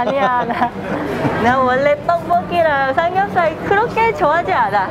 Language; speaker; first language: Korean; non-native, fluent; Thai